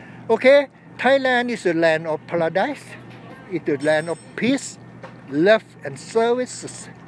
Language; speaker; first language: English; non-native, learner; Thai